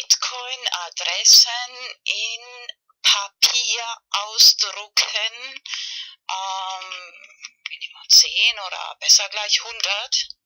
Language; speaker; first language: German; non-native, fluent; Spanish